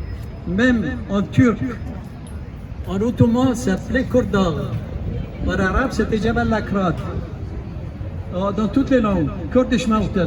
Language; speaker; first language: French; non-native, fluent; Kurdish